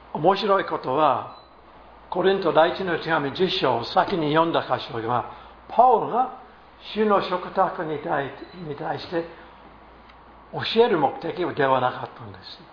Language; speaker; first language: Japanese; non-native, fluent; English